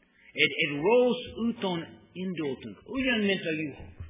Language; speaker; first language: Hungarian; non-native, learner; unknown